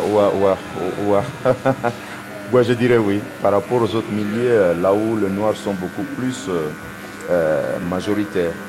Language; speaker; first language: French; non-native, local second language; Lingala